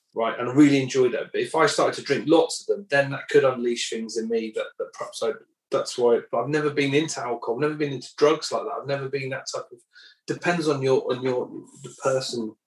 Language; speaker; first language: English; native; English